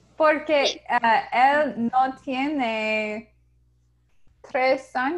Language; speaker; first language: Spanish; non-native, learner; English